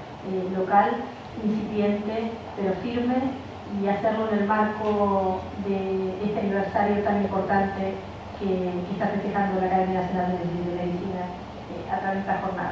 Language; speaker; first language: Spanish; native; Spanish